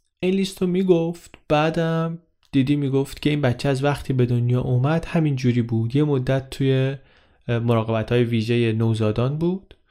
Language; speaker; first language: Persian; native; Persian